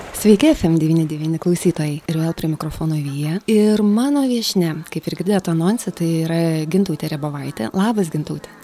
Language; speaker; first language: Lithuanian; native; Lithuanian